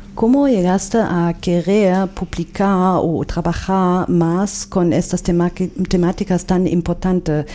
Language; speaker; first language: Spanish; non-native, fluent; German